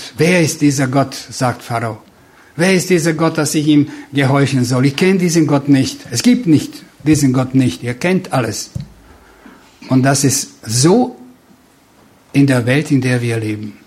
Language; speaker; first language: German; non-native, fluent; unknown